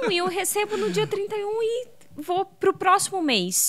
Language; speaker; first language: Portuguese; native; Portuguese